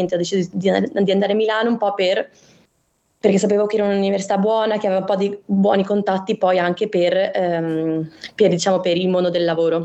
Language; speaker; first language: Italian; native; Italian